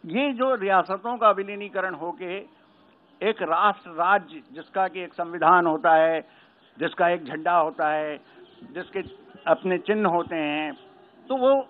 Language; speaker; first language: Hindi; native; Hindi